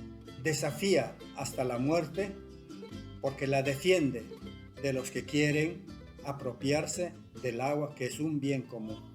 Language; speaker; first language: Spanish; non-native, local second language; Quechua